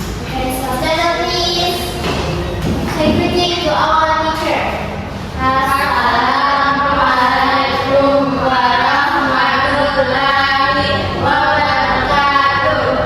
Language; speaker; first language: English; non-native, learner; Indonesian